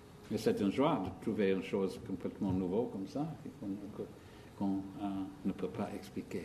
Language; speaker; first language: French; non-native, learner; English